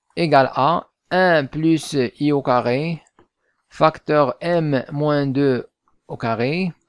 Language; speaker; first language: French; non-native, local second language; Arabic